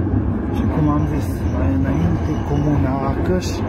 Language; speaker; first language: Romanian; non-native, local second language; Hungarian